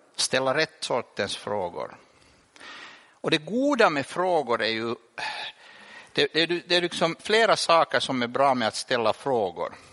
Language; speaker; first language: Swedish; native; Swedish